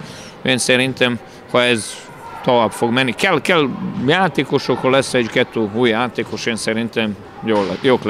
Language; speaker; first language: Hungarian; non-native, learner; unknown